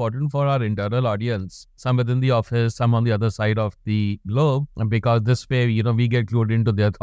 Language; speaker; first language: English; non-native, local second language; Hindi